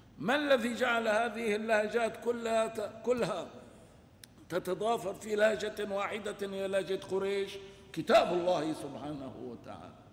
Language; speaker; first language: Arabic; non-native, local second language; Kurdish